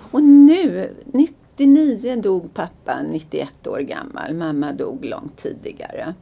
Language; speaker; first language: Swedish; native; Swedish